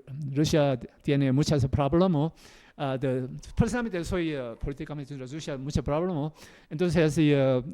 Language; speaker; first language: Spanish; non-native, learner; Korean